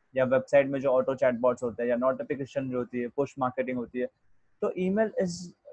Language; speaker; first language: Hindi; native; Hindi